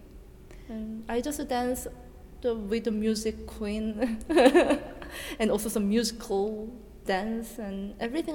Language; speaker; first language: English; non-native, learner; Korean